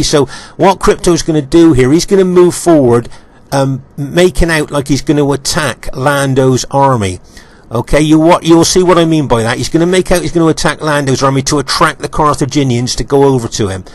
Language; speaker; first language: English; native; English